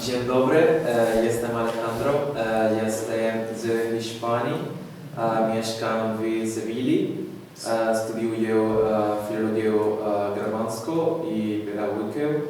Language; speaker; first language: Polish; non-native, learner; Spanish